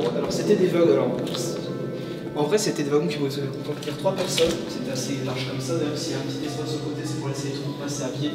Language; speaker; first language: French; native; French